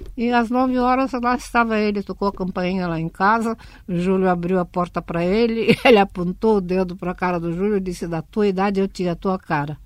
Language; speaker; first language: Portuguese; early bilingual, other home language; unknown